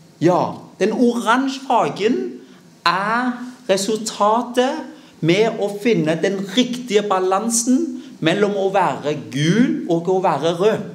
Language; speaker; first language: Norwegian; early bilingual, other home language; Vietnamese